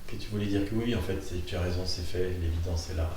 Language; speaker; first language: French; native; French